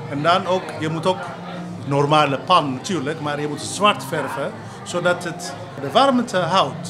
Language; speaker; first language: Dutch; non-native, fluent; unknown